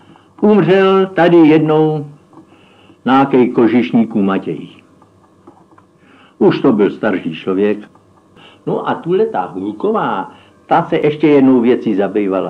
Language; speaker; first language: Czech; native; Czech